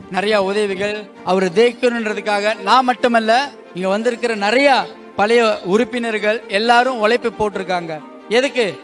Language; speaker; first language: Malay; non-native, local second language; Tamil